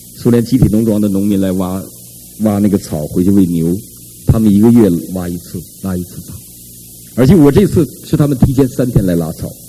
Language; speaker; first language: Chinese; native; Chinese